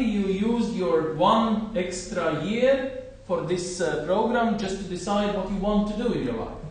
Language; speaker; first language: English; non-native, fluent; Latvian